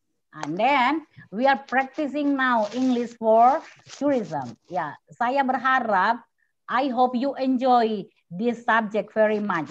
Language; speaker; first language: English; non-native, fluent; Indonesian